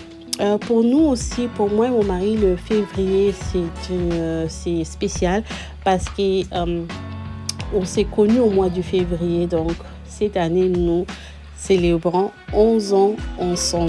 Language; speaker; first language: French; non-native, local second language; Lingala